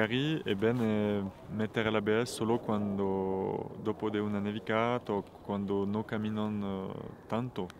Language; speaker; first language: Italian; non-native, fluent; French